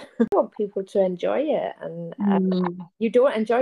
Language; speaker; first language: English; native; English